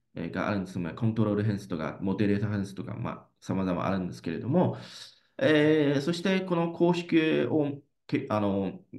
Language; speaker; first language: Japanese; non-native, fluent; Chinese